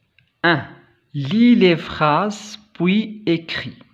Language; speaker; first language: French; non-native, local second language; Arabic